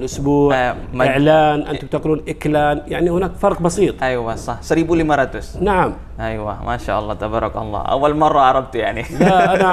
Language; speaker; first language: Arabic; non-native, fluent; Indonesian